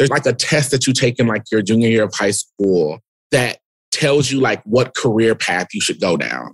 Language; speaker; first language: English; native; English